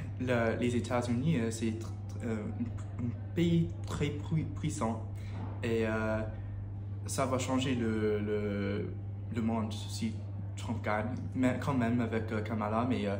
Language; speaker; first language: French; non-native, learner; English